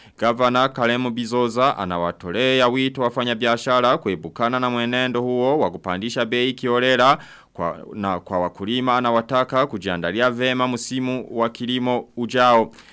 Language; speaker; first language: Swahili; non-native, local second language; Rundi